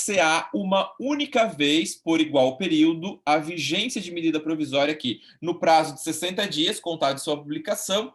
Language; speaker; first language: Portuguese; native; Portuguese